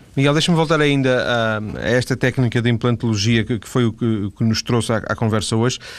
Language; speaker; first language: Portuguese; native; Portuguese